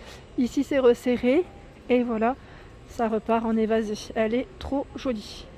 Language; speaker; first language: French; native; French